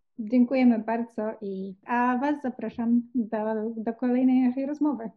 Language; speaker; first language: Polish; native; Polish